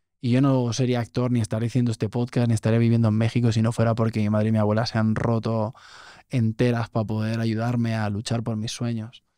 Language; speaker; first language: Spanish; native; Spanish